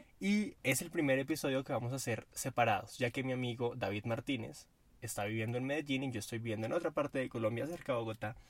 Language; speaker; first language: Spanish; native; Spanish